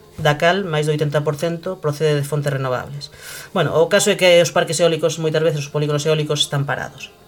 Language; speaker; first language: Galician; native; Galician